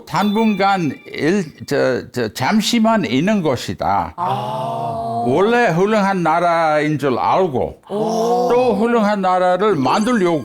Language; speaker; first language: Korean; non-native, fluent; English